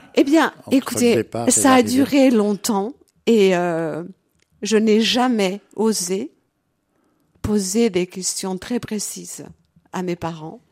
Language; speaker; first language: French; early bilingual, other home language; Portuguese